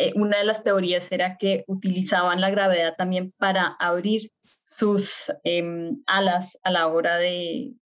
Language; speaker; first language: Spanish; native; Spanish